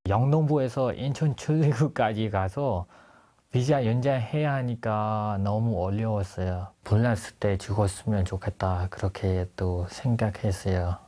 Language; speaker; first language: Korean; non-native, learner; Burmese